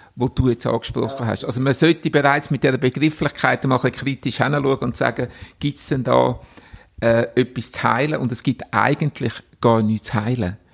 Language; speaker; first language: German; native; German